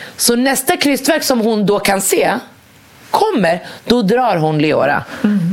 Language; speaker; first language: Swedish; early bilingual, other home language; Arabic